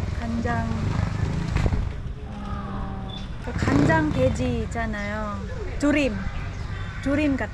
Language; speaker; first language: Korean; non-native, fluent; Cebuano